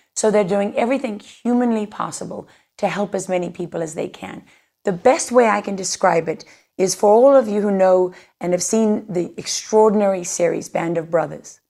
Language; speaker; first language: English; native; English